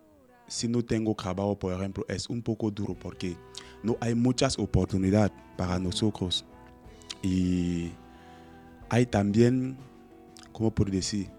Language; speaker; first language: Spanish; non-native, learner; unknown